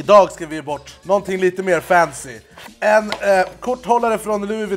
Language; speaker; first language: Swedish; native; Swedish